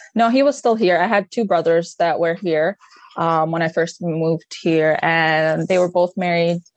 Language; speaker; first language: English; non-native, fluent; Arabic